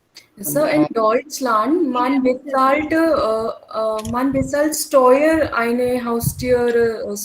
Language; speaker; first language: German; non-native, learner; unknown